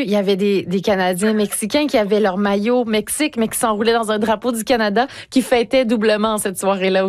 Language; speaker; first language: French; native; French